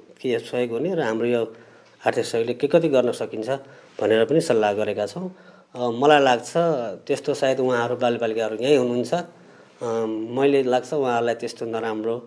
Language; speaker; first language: Nepali; native; Nepali